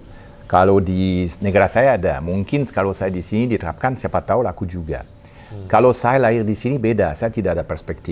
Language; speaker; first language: Indonesian; non-native, fluent; French